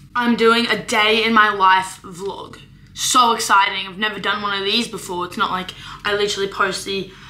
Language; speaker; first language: English; native; English